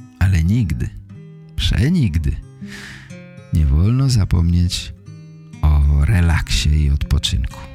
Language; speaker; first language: Polish; native; Polish